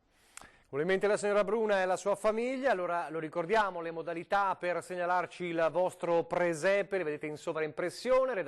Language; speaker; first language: Italian; native; Italian